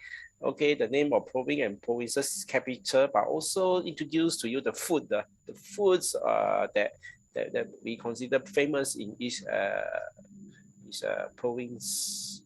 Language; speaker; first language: English; non-native, local second language; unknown